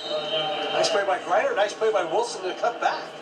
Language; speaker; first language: English; native; English